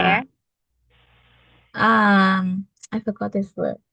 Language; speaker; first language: English; non-native, learner; Vietnamese